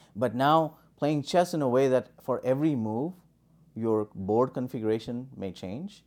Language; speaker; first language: English; non-native, local second language; Hindi